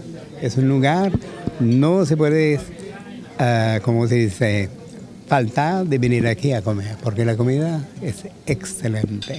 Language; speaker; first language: Spanish; non-native, learner; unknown